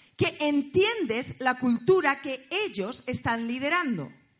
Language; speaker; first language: Spanish; native; Spanish